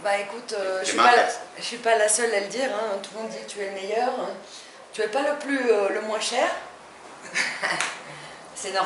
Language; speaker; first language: French; non-native, fluent; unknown